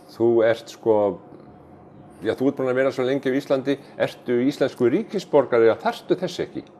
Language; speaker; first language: Icelandic; native; Icelandic